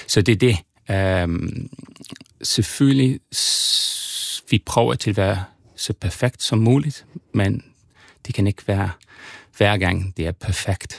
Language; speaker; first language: Danish; non-native, fluent; English